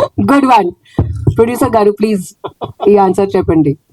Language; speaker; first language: Telugu; non-native, local second language; Hindi